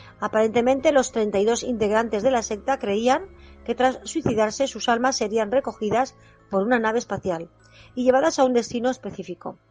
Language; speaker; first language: Spanish; native; Spanish